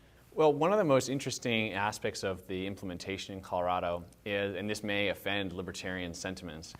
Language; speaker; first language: English; native; English